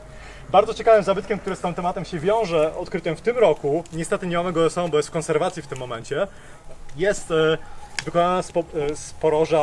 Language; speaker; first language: Polish; native; Polish